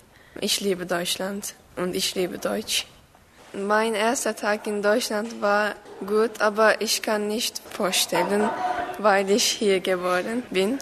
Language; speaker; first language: German; non-native, learner; Turkish